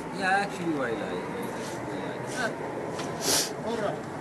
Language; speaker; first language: English; non-native, fluent; Arabic